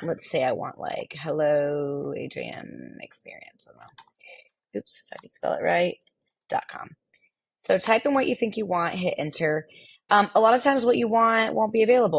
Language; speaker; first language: English; native; English